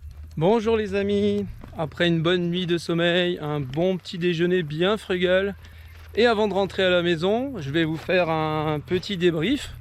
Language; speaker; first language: French; native; French